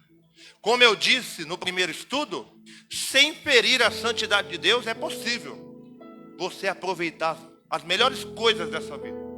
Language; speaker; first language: Portuguese; native; Portuguese